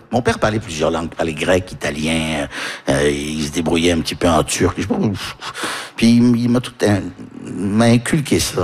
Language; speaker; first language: French; early bilingual, heritage; French